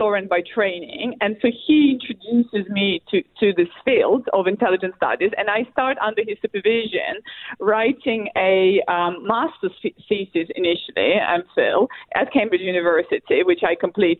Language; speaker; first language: English; non-native, fluent; Russian